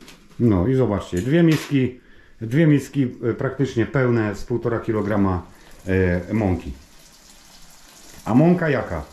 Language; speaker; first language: Polish; native; Polish